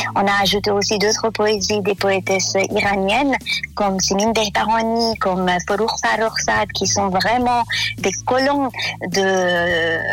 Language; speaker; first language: French; non-native, fluent; Persian